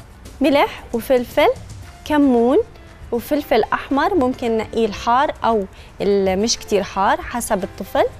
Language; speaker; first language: Arabic; native; Arabic